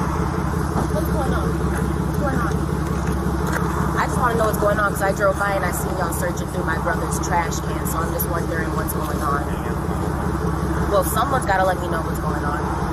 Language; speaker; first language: English; native; English